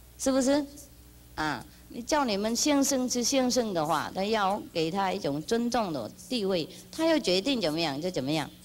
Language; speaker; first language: Chinese; non-native, fluent; Vietnamese